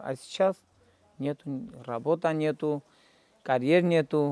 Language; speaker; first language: Russian; non-native, local second language; Armenian